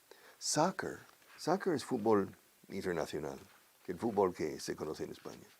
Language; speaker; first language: Spanish; non-native, fluent; English